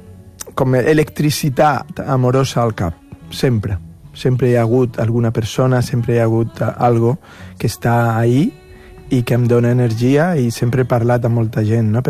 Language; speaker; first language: Catalan; non-native, fluent; Spanish